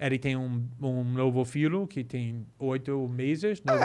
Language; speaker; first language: Portuguese; non-native, fluent; English